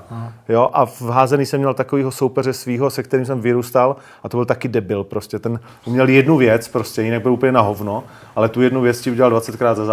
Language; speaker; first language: Czech; native; Czech